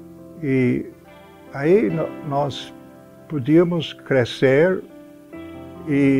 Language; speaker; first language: Portuguese; non-native, fluent; English